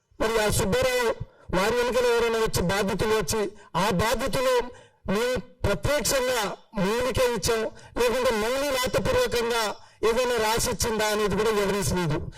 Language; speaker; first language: Telugu; non-native, local second language; Lambadi